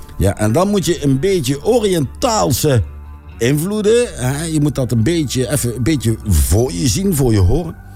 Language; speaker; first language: Dutch; native; Dutch